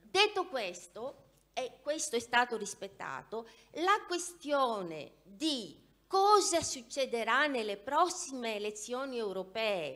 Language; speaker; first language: Italian; non-native, fluent; Greek